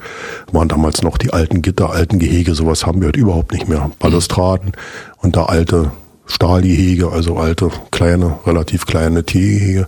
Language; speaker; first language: German; native; German